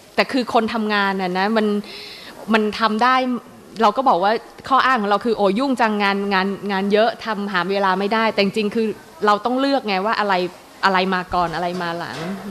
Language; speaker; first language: Thai; native; Thai